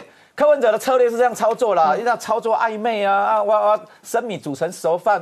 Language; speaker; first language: Chinese; native; Chinese